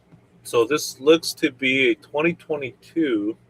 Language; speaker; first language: English; native; English